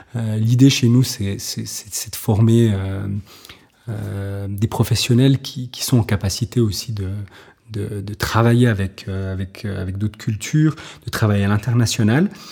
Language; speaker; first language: French; native; French